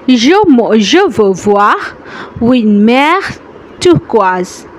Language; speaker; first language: French; non-native, learner; Bangla